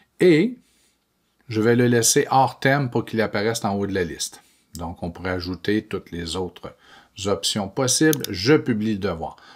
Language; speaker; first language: French; native; French